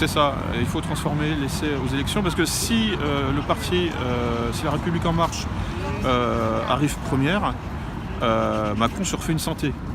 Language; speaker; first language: French; native; French